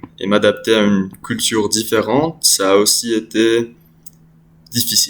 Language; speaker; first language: French; non-native, learner; English